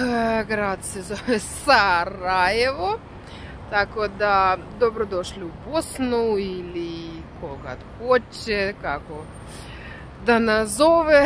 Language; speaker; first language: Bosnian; non-native, learner; Russian